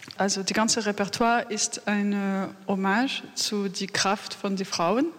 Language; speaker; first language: German; non-native, fluent; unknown